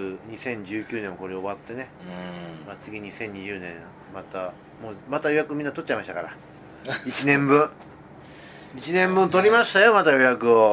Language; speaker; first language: Japanese; native; Japanese